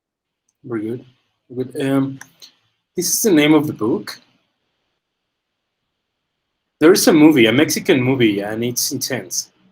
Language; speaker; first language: English; non-native, fluent; Spanish